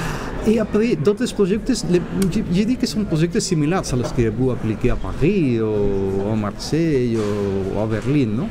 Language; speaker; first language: French; non-native, learner; Catalan